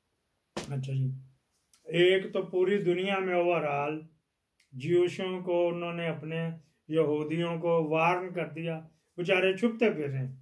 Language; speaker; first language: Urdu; non-native, local second language; Punjabi